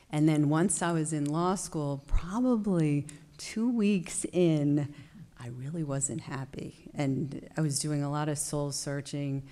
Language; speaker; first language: English; native; English